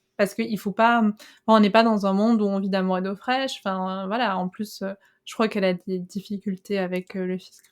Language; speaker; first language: French; native; French